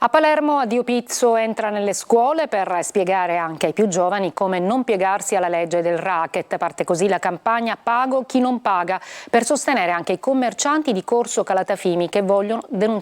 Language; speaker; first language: Italian; native; Italian